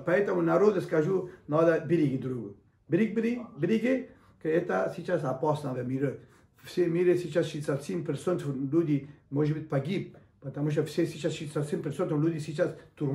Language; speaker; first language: Russian; non-native, learner; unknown